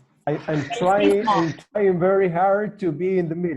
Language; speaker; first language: English; non-native, learner; Spanish